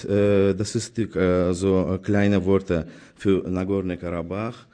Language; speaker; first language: German; non-native, fluent; Azerbaijani